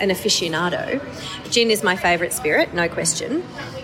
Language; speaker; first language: English; native; English